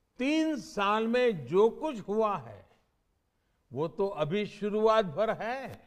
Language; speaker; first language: Hindi; non-native, local second language; Gujarati